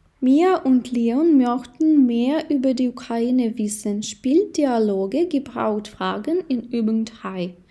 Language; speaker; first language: German; non-native, fluent; Ukrainian